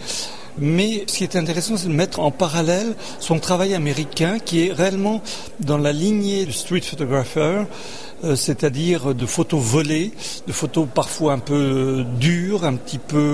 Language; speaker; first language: French; native; French